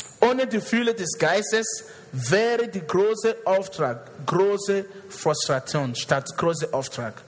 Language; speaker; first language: German; non-native, fluent; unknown